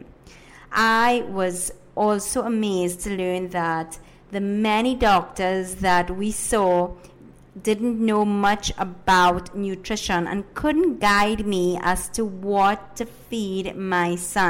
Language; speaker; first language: English; early bilingual, other home language; Spanish